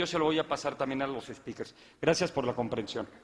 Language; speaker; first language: Spanish; native; Spanish